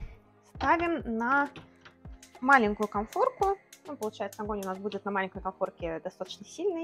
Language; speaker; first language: Russian; native; Russian